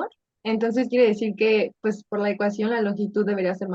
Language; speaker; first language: Spanish; native; Spanish